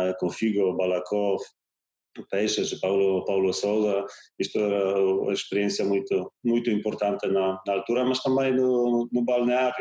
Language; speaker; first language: Portuguese; non-native, fluent; Polish